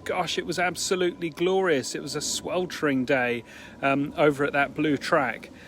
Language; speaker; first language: English; native; English